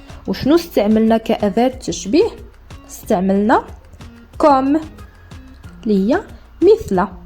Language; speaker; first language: Arabic; native; Arabic